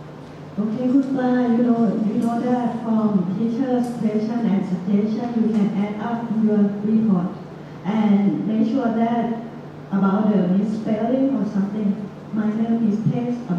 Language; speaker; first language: English; non-native, fluent; Thai